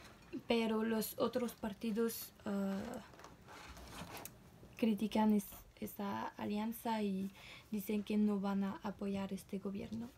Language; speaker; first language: Spanish; non-native, learner; French